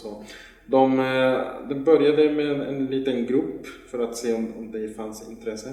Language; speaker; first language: Swedish; non-native, fluent; Spanish